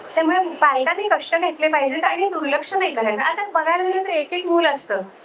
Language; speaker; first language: Marathi; native; Marathi